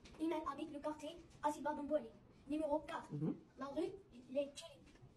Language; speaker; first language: French; non-native, learner; Arabic